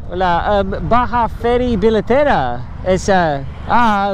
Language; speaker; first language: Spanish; non-native, learner; English